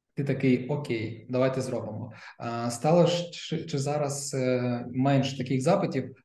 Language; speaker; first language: Ukrainian; non-native, local second language; Russian